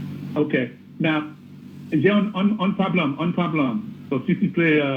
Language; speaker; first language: French; non-native, learner; English